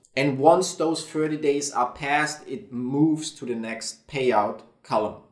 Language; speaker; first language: English; non-native, fluent; German